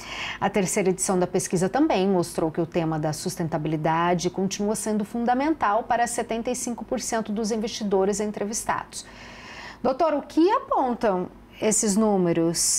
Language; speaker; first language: Portuguese; native; Portuguese